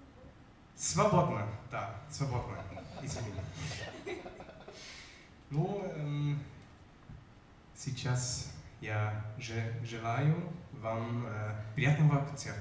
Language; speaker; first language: Russian; non-native, learner; German